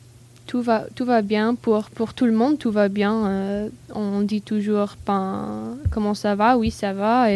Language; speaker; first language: French; non-native, learner; English